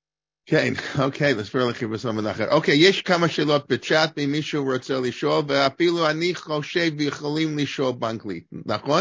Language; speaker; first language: Hebrew; non-native, fluent; English